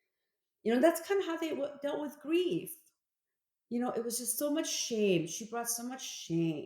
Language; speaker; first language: English; early bilingual, other home language; Korean